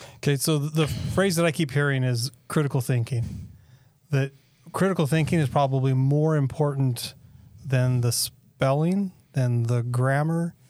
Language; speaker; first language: English; native; English